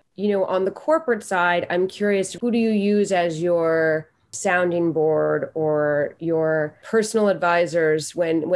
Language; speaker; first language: English; native; English